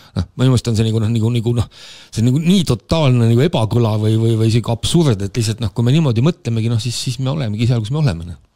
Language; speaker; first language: Estonian; native; Estonian